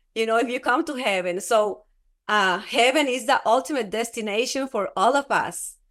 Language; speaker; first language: English; non-native, fluent; Spanish